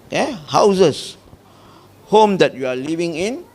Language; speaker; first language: English; non-native, local second language; Tamil